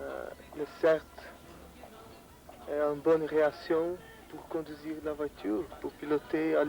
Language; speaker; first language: French; non-native, learner; Portuguese